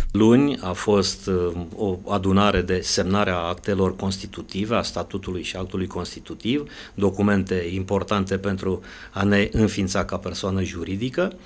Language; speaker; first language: Romanian; native; Romanian